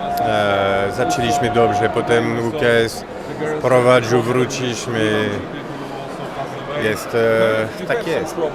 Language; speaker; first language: Polish; non-native, fluent; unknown